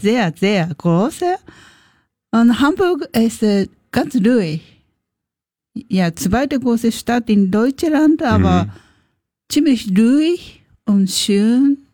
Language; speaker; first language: German; non-native, learner; Japanese